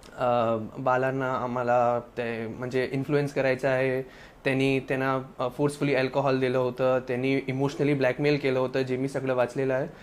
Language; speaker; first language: Marathi; non-native, local second language; Sindhi